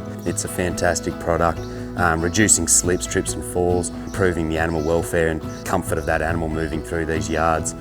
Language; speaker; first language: English; native; English